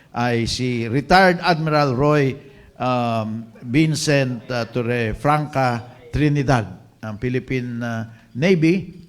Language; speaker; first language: Filipino; native; Filipino